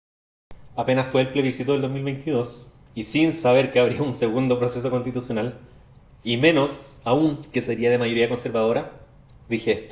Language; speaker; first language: Spanish; native; Spanish